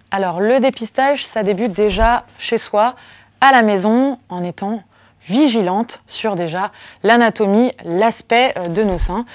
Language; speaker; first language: French; native; French